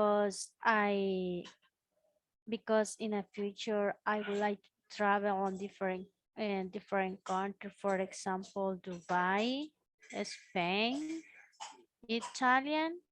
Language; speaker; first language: English; non-native, learner; Spanish